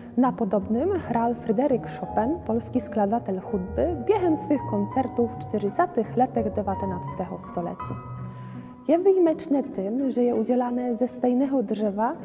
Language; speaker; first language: Czech; non-native, fluent; Polish